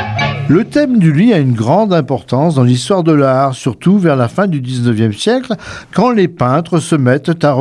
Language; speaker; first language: French; native; French